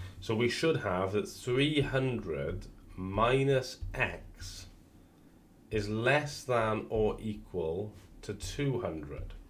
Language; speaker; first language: English; native; English